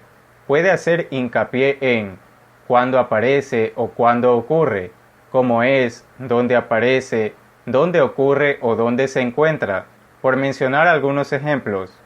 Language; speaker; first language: Spanish; native; Spanish